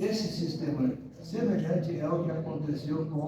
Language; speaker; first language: Portuguese; early bilingual, other home language; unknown